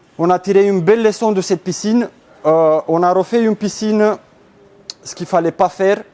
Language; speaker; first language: French; non-native, fluent; Romanian